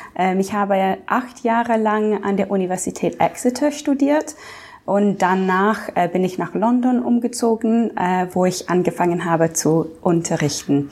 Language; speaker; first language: German; non-native, fluent; English